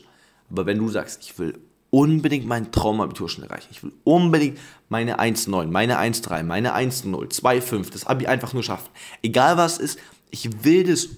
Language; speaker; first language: German; native; German